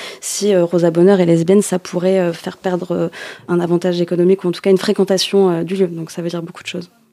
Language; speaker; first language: French; native; French